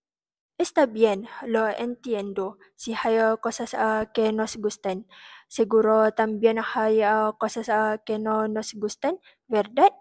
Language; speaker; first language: Spanish; non-native, learner; Malay